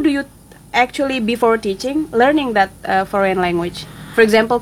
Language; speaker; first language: English; non-native, fluent; Indonesian